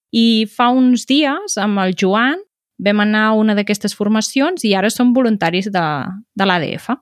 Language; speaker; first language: Catalan; native; Catalan